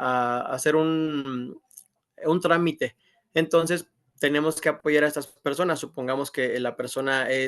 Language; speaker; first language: Spanish; native; Spanish